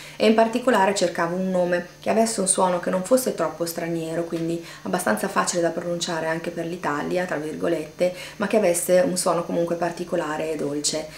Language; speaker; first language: Italian; native; Italian